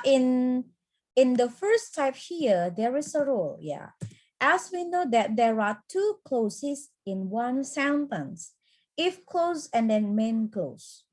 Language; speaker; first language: English; non-native, fluent; Indonesian